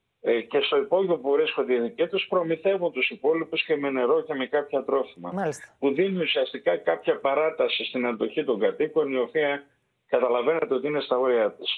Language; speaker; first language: Greek; native; Greek